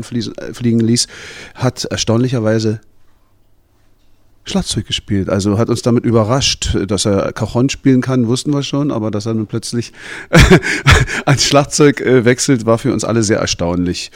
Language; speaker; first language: German; native; German